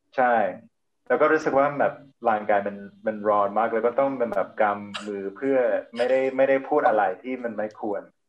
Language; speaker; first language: Thai; non-native, fluent; English